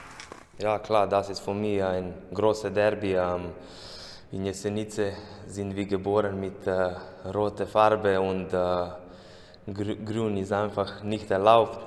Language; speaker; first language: German; non-native, learner; Slovenian